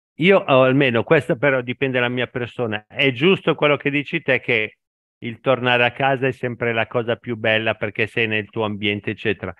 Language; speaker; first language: Italian; native; Italian